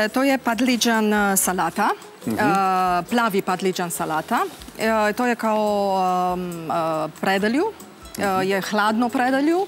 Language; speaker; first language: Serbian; non-native, learner; Romanian